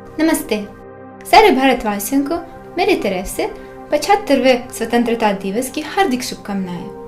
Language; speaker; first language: Hindi; non-native, fluent; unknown